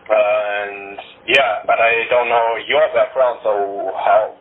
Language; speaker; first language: English; non-native, learner; German